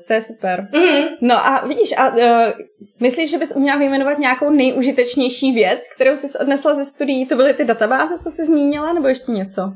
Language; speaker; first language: Czech; native; Czech